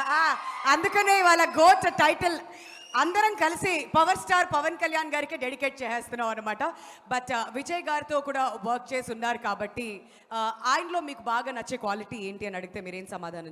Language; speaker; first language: Telugu; native; Telugu